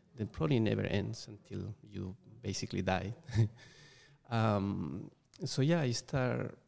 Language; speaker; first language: English; non-native, fluent; Spanish